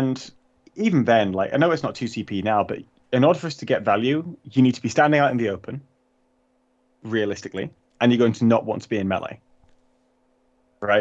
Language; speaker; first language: English; native; English